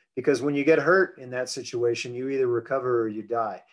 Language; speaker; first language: English; native; English